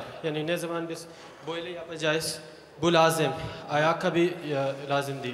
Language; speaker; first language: Turkish; non-native, learner; Urdu